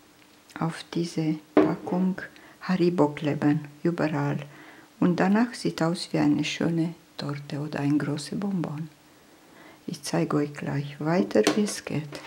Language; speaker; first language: German; non-native, fluent; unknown